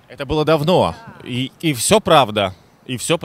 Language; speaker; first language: Russian; native; Russian